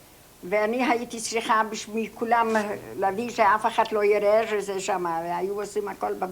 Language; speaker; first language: Hebrew; non-native, fluent; Polish